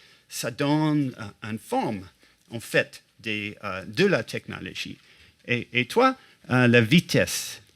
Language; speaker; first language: French; non-native, fluent; English